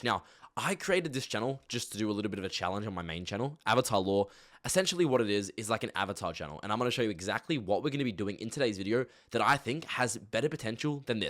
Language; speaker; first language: English; native; English